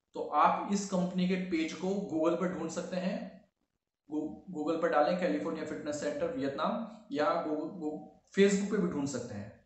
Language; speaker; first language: Hindi; native; Hindi